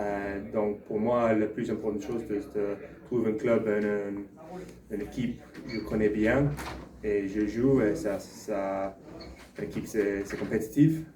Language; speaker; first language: French; non-native, learner; English